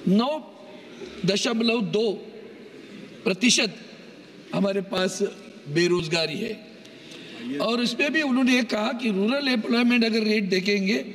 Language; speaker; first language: Hindi; non-native, local second language; Marathi